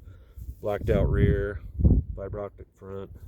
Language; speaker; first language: English; native; English